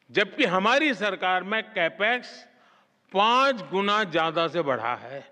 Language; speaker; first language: Hindi; native; Hindi